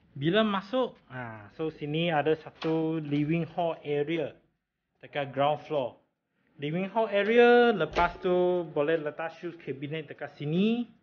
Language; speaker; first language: Malay; non-native, local second language; Chinese